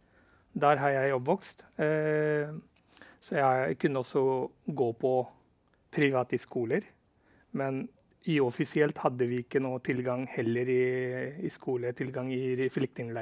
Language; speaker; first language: Norwegian; non-native, fluent; Rohingya